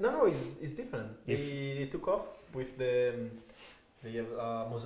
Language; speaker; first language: English; non-native, fluent; Italian